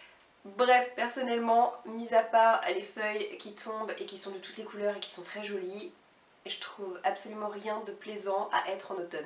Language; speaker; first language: French; native; French